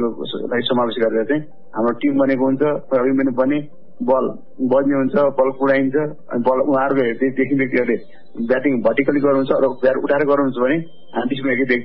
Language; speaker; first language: Nepali; native; Nepali